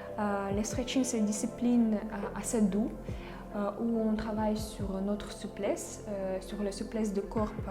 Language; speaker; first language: French; non-native, fluent; Russian